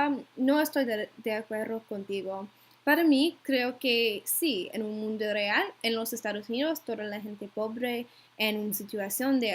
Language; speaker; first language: Spanish; non-native, learner; English